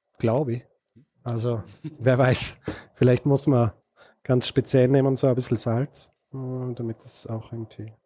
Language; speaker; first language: German; native; German